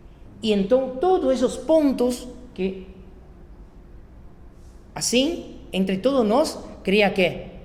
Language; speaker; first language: Portuguese; non-native, fluent; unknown